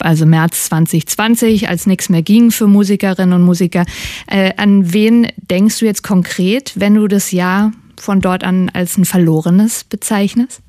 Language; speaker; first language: German; native; German